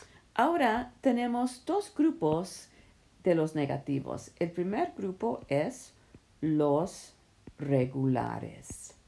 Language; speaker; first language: Spanish; non-native, fluent; English